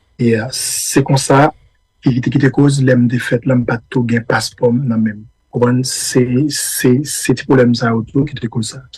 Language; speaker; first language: Haitian Creole; early bilingual, heritage; Haitian Creole